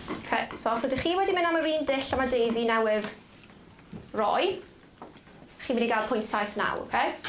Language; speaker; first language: Welsh; native; Welsh